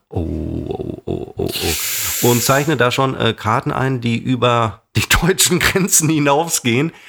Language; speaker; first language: German; native; German